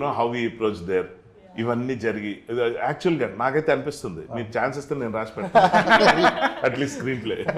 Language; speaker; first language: Telugu; native; Telugu